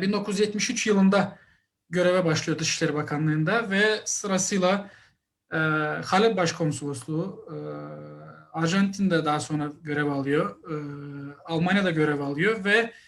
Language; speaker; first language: Turkish; native; Turkish